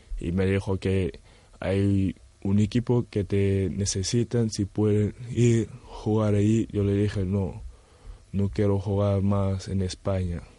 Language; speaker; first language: Spanish; non-native, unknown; Wolof